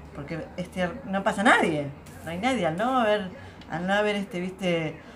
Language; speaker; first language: Spanish; native; Spanish